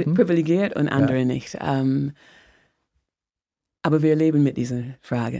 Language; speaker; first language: German; non-native, fluent; English